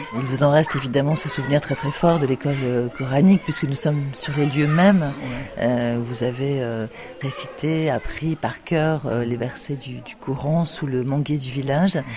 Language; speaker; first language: French; native; French